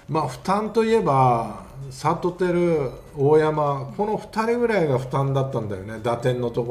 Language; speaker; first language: Japanese; native; Japanese